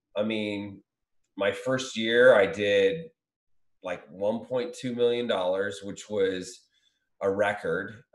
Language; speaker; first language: English; native; English